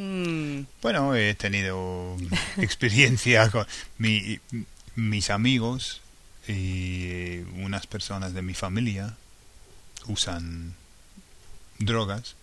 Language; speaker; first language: Spanish; non-native, fluent; English